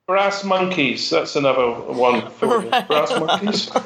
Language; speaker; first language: English; native; English